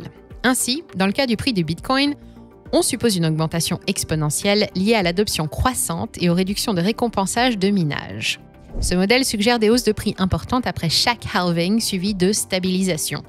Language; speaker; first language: French; native; French